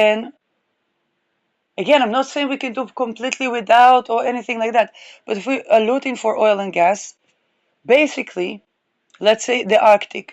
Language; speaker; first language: English; non-native, fluent; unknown